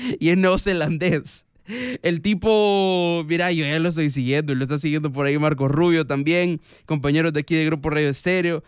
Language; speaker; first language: Spanish; native; Spanish